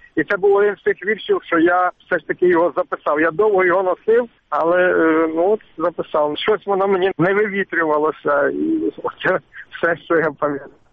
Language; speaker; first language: Ukrainian; native; Ukrainian